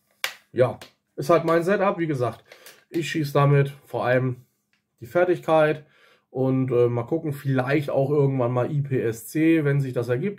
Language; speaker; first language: German; native; German